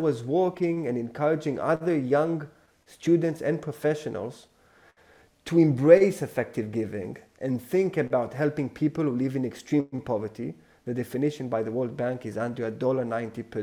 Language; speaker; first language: English; non-native, fluent; Hebrew